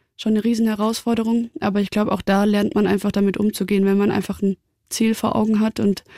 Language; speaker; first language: German; native; German